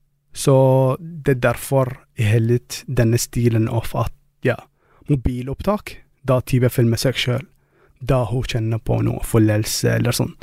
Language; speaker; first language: Norwegian; non-native, fluent; Arabic